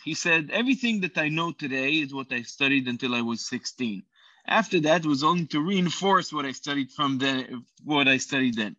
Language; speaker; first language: English; non-native, fluent; Hebrew